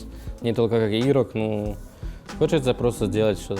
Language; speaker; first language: Russian; non-native, learner; Slovak